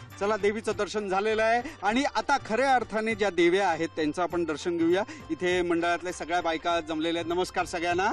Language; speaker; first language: Marathi; native; Marathi